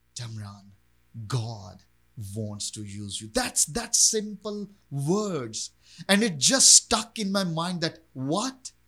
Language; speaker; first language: English; non-native, local second language; Urdu